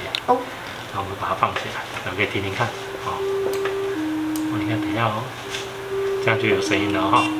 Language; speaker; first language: Chinese; native; Chinese